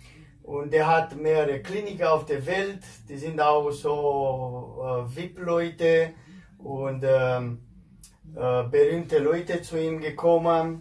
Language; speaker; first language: German; non-native, fluent; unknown